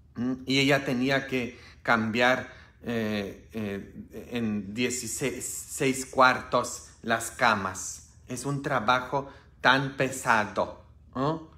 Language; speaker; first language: Spanish; non-native, fluent; Polish